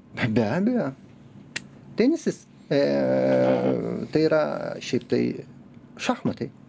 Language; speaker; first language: Lithuanian; non-native, local second language; Russian